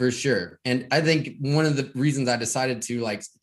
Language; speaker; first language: English; native; English